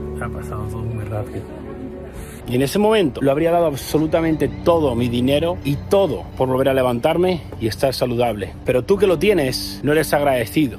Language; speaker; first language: Spanish; native; Spanish